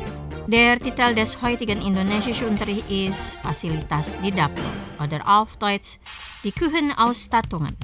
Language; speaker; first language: German; non-native, fluent; Indonesian